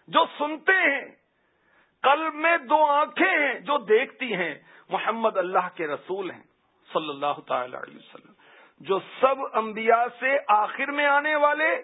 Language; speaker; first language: Urdu; native; Urdu